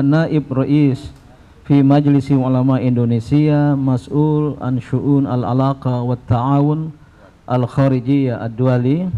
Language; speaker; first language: Arabic; non-native, fluent; Indonesian